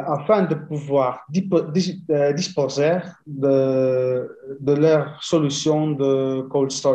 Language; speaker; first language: French; non-native, fluent; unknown